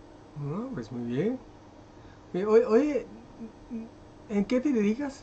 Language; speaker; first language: Spanish; non-native, fluent; French